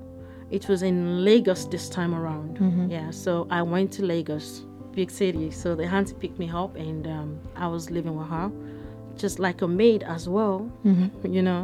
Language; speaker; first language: English; non-native, local second language; Yoruba